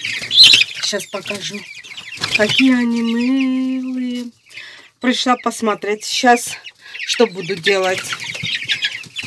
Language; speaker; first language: Russian; non-native, fluent; Armenian